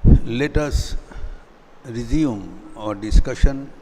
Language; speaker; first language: English; non-native, local second language; Hindi